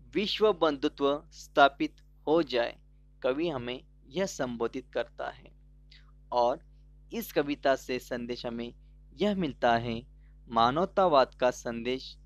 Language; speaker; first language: Hindi; non-native, local second language; Kannada